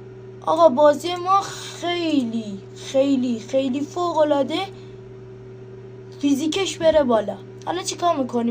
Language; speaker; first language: Persian; native; Persian